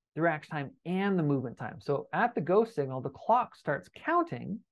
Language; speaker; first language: English; native; English